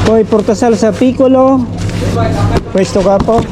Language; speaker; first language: Italian; non-native, learner; Filipino